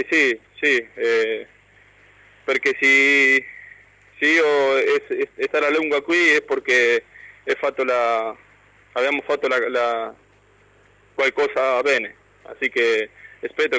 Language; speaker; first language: Italian; non-native, learner; Spanish